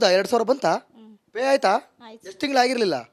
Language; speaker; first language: Kannada; native; Kannada